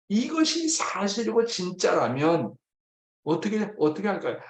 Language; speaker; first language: Korean; native; Korean